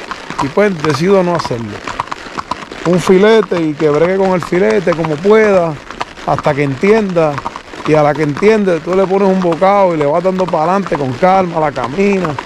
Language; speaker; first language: Spanish; native; Spanish